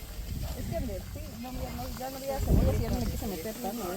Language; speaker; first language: Spanish; native; Spanish